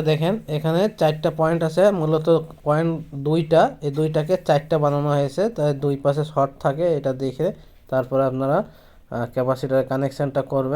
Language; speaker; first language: Bangla; native; Bangla